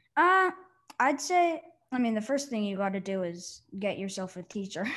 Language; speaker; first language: English; native; English